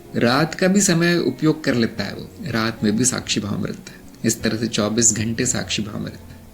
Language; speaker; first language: Hindi; non-native, local second language; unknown